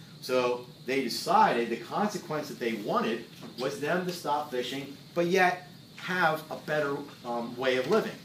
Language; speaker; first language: English; native; English